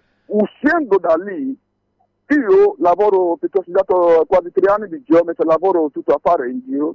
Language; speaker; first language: Italian; non-native, fluent; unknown